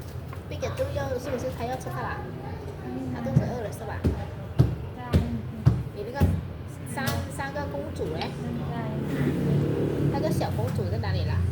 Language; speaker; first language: Chinese; non-native, fluent; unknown